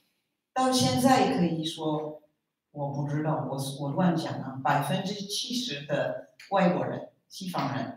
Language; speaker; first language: Chinese; non-native, fluent; French